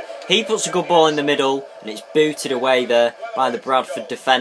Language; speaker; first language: English; native; English